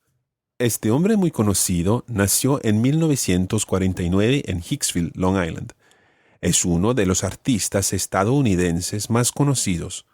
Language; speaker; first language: Spanish; non-native, fluent; English